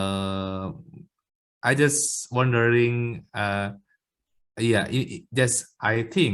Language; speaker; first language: English; non-native, learner; Indonesian